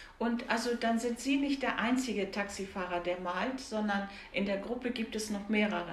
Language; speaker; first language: German; native; German